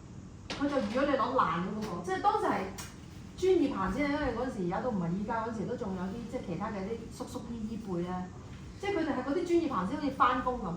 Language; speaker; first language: Cantonese; native; Cantonese